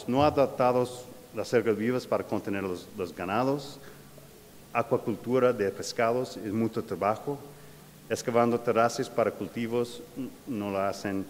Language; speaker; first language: Spanish; non-native, fluent; English